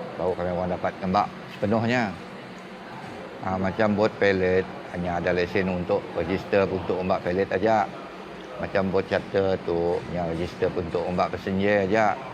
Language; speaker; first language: Malay; native; Malay